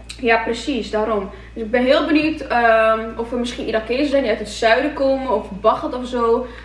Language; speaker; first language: Dutch; early bilingual, other home language; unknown